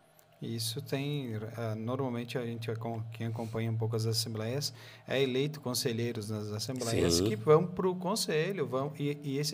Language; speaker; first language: Portuguese; native; Portuguese